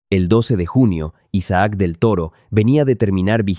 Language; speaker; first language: Spanish; native; Spanish